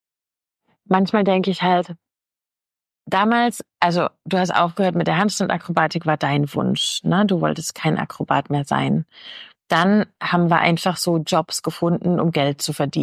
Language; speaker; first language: German; native; German